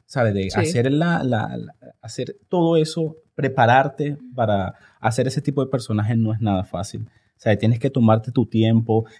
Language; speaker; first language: Spanish; native; Spanish